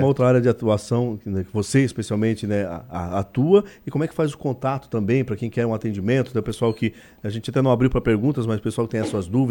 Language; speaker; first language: Portuguese; native; Portuguese